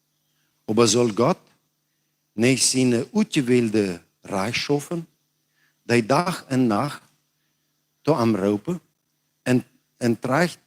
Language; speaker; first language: German; non-native, learner; Plautdietsch